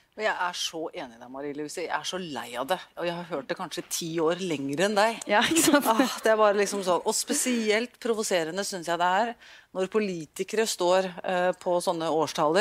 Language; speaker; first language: Norwegian; native; Norwegian